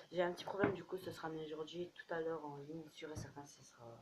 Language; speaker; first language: French; native; French